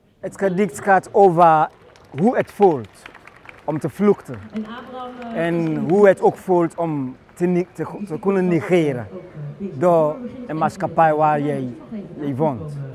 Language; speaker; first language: Dutch; non-native, fluent; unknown